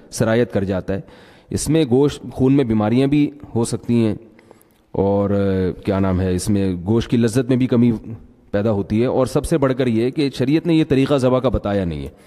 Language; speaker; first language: Urdu; native; Urdu